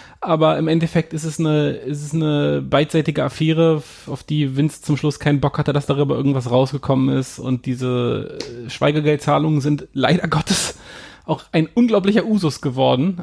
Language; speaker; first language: German; native; German